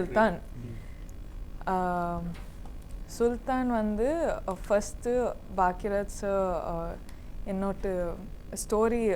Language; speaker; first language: Tamil; non-native, learner; Kannada